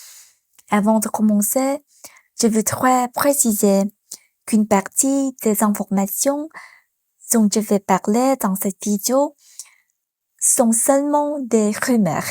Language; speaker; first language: French; non-native, fluent; Vietnamese